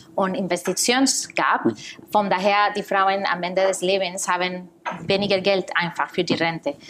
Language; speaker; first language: German; non-native, fluent; Spanish